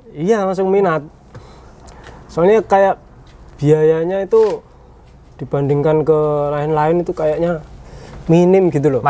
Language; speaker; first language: Indonesian; non-native, local second language; Javanese